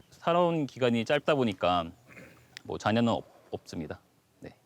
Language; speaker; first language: Korean; native; Korean